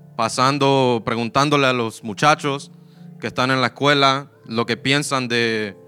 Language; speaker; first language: Spanish; early bilingual, heritage; Spanish